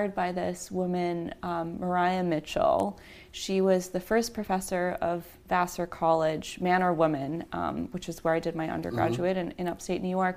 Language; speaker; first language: English; native; English